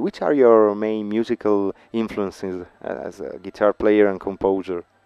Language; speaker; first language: English; non-native, fluent; Italian